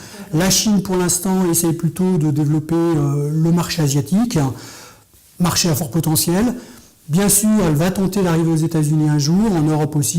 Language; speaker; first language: French; native; French